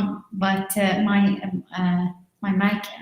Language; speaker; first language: English; non-native, learner; Arabic